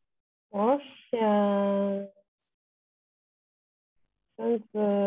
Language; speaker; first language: Chinese; non-native, learner; English